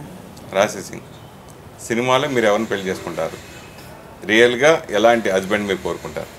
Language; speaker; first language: Telugu; native; Telugu